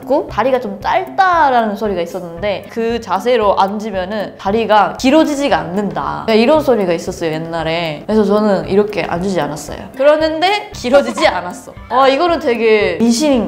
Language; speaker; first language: Korean; non-native, fluent; Japanese